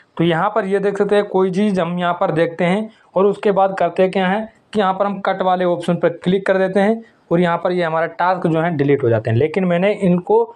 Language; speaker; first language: Hindi; native; Hindi